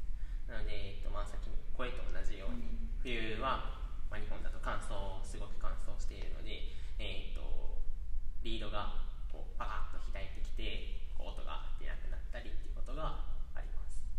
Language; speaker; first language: Japanese; native; Japanese